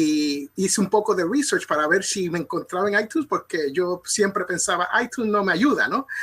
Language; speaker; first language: Spanish; early bilingual, other home language; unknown